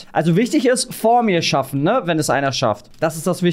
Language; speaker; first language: German; native; German